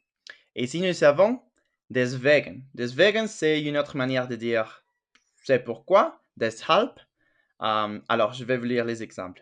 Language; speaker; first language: French; non-native, fluent; Spanish